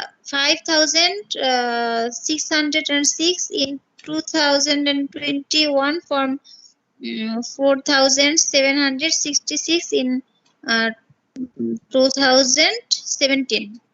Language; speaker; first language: English; non-native, local second language; Bangla